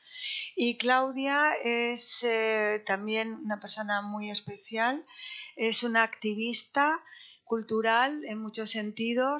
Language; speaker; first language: Spanish; native; Spanish